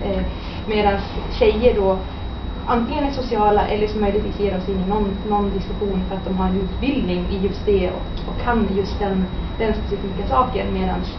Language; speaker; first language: Swedish; native; Swedish